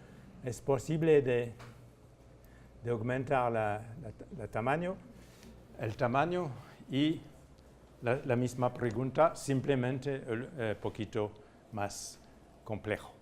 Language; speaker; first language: Spanish; non-native, fluent; French